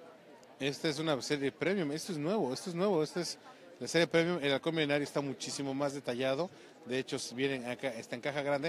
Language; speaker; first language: Spanish; native; Spanish